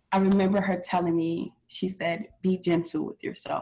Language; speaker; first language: English; native; English